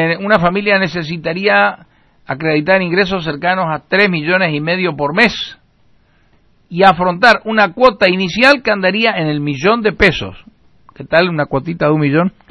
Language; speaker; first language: Spanish; native; Spanish